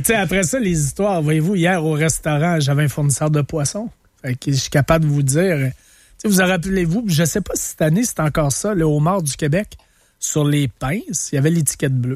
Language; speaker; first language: French; native; French